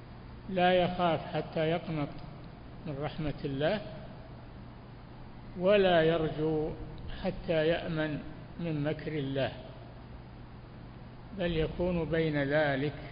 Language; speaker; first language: Arabic; native; Arabic